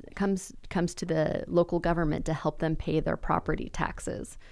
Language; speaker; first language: English; native; English